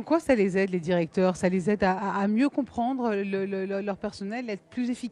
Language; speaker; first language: French; native; French